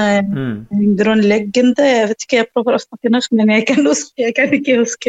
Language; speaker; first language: Norwegian; non-native, learner; Arabic